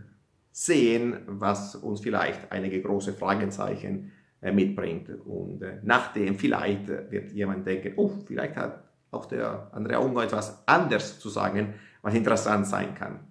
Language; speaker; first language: German; non-native, fluent; Italian